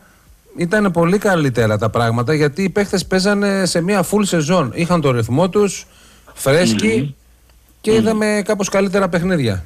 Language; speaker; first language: Greek; native; Greek